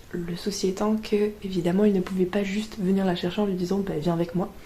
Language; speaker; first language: French; native; French